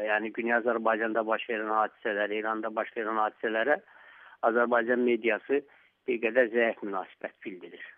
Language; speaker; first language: Azerbaijani; native; Azerbaijani